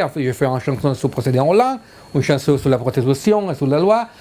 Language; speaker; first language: French; non-native, learner; Italian